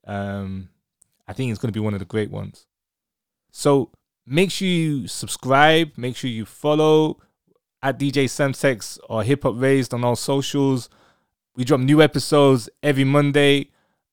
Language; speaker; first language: English; native; English